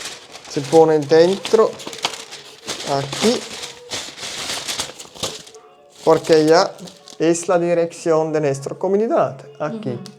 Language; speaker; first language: Spanish; non-native, learner; German